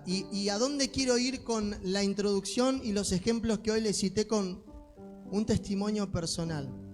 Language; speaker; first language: Spanish; native; Spanish